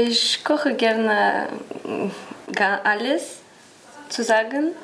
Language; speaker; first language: German; non-native, learner; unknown